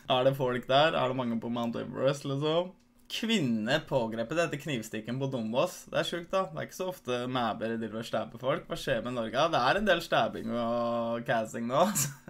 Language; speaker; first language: Norwegian; early bilingual, other home language; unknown